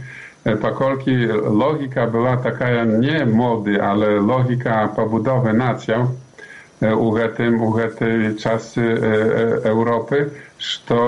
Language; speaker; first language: Polish; non-native, learner; Belarusian